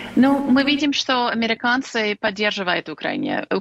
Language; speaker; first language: Russian; non-native, fluent; English